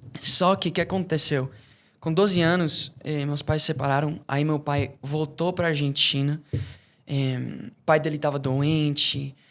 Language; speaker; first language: Portuguese; non-native, fluent; English